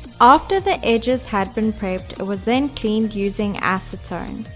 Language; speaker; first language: English; native; English